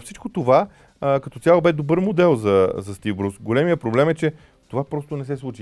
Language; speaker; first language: Bulgarian; native; Bulgarian